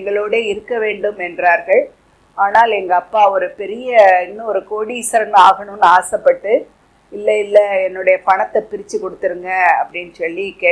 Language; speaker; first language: Tamil; native; Tamil